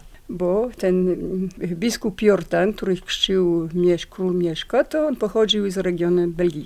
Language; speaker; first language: Polish; non-native, learner; French